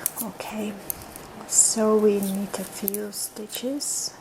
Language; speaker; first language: English; non-native, fluent; Georgian